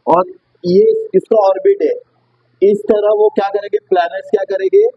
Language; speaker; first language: Hindi; non-native, local second language; Marathi